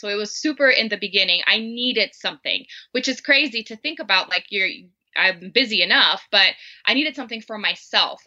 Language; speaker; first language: English; non-native, fluent; Portuguese